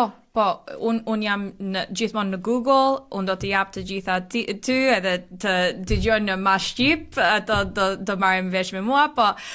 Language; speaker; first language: Albanian; early bilingual, heritage; Albanian